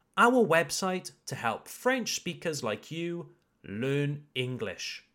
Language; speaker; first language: English; native; English